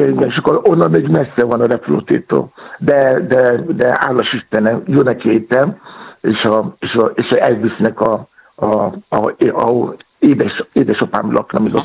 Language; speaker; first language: Hungarian; non-native, learner; Yoruba